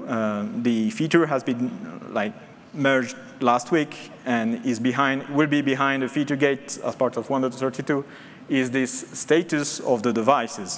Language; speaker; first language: English; non-native, fluent; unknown